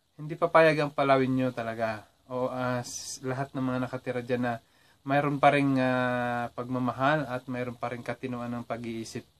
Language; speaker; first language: Filipino; native; Filipino